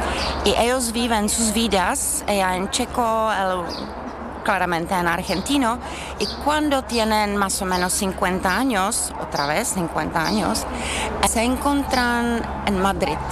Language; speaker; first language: Spanish; non-native, fluent; Czech